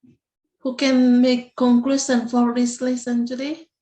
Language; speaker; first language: English; non-native, fluent; Indonesian